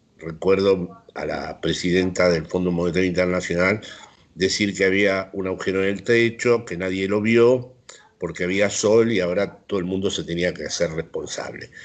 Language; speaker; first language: Spanish; native; Spanish